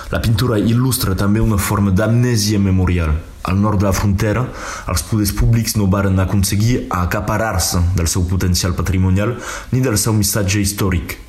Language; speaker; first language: Catalan; non-native, local second language; French